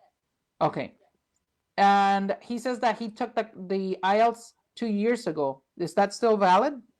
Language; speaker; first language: English; non-native, fluent; Spanish